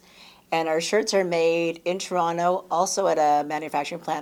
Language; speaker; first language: English; native; English